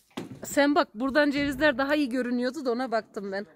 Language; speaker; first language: Turkish; native; Turkish